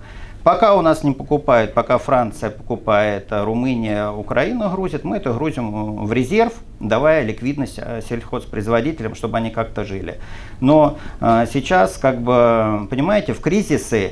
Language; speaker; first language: Russian; native; Russian